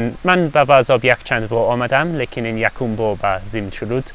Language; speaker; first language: Persian; non-native, learner; English